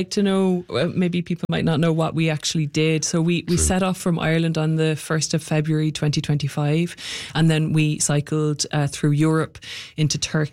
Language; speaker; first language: English; native; English